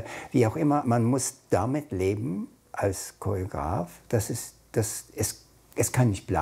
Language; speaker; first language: German; non-native, fluent; English